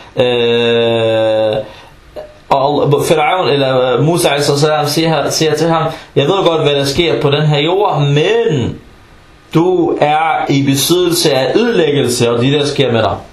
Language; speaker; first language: Danish; early bilingual, other home language; Arabic